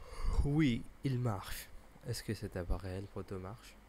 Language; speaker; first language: French; non-native, learner; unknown